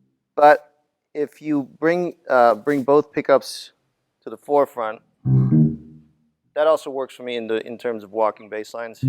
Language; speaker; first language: English; native; English